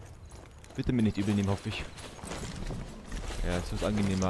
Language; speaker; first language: German; native; German